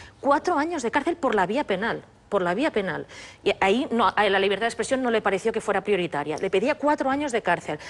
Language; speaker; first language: Spanish; native; Spanish